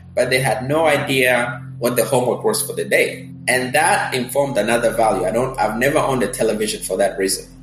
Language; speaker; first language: English; early bilingual, other home language; Kinyarwanda